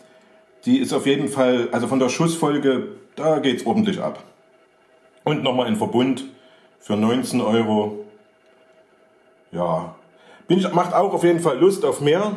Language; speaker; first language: German; native; German